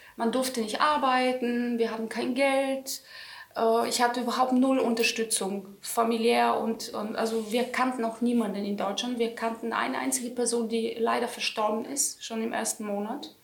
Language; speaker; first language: German; non-native, fluent; Bulgarian